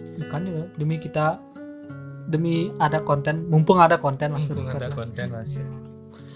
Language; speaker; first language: Indonesian; native; Indonesian